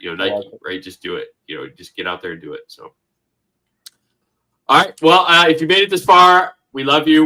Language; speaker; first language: English; native; English